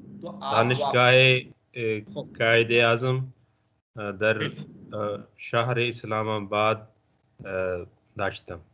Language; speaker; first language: Persian; non-native, learner; Urdu